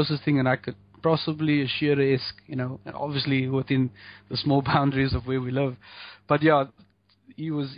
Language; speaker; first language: English; native; English